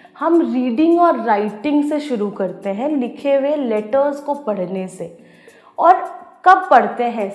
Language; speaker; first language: Hindi; non-native, local second language; Odia